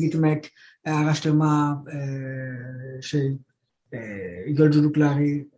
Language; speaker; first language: Turkish; non-native, fluent; Greek